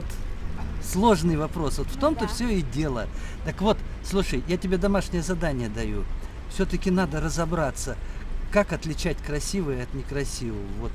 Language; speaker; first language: Russian; native; Russian